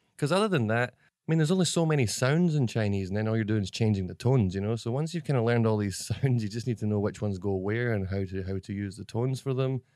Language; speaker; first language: English; native; English